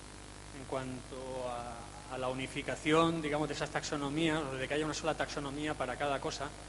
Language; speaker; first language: Spanish; native; Spanish